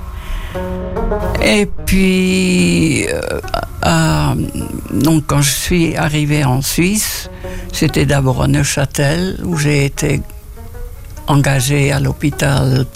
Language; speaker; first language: French; non-native, fluent; Dutch